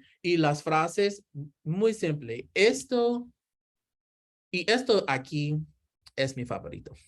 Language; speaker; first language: Spanish; non-native, learner; English